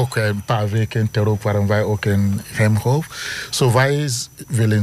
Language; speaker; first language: Dutch; non-native, learner; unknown